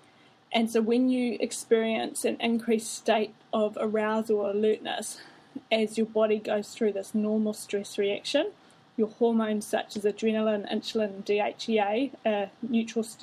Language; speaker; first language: English; native; English